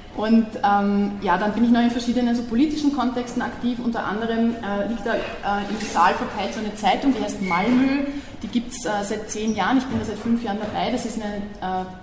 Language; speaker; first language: German; native; German